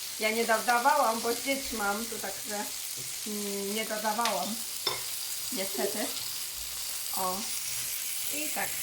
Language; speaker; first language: Polish; non-native, learner; Chinese